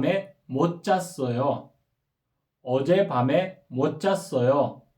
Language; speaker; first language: Korean; non-native, fluent; Kyrgyz